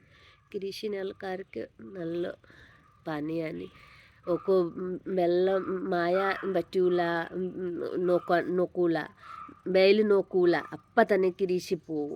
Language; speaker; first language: Malayalam; non-native, learner; Hindi